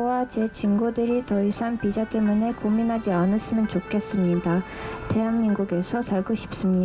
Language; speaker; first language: Korean; non-native, fluent; Russian